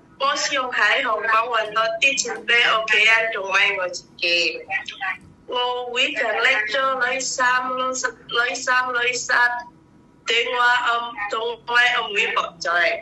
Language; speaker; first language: Cantonese; non-native, learner; Indonesian